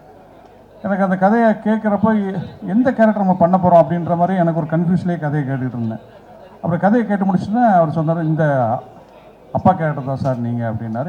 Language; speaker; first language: Tamil; native; Tamil